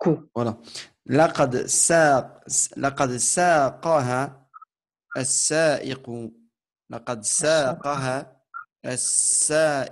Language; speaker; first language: Arabic; non-native, learner; French